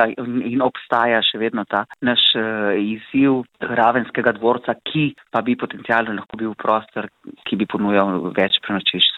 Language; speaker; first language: Slovenian; native; Slovenian